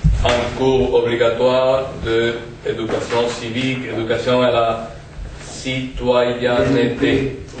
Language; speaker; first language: French; non-native, fluent; Spanish